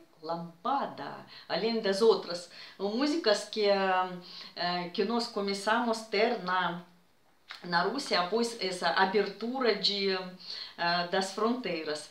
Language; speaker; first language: Portuguese; non-native, fluent; Russian